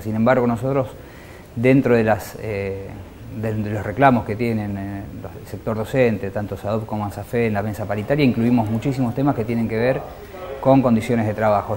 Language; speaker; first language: Spanish; native; Spanish